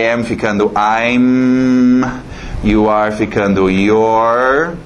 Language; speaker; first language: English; non-native, fluent; Portuguese